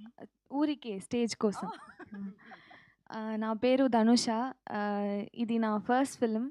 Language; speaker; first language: Telugu; early bilingual, heritage; Tamil